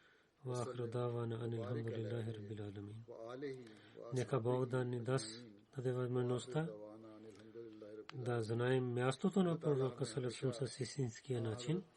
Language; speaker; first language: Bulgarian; non-native, learner; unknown